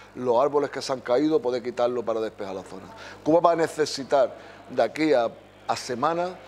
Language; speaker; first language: Spanish; native; Spanish